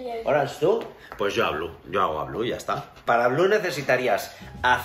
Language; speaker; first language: Spanish; native; Spanish